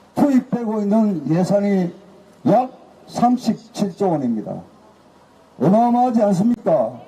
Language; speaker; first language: Korean; native; Korean